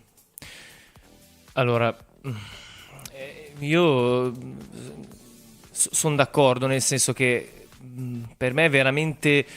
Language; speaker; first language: Italian; native; Italian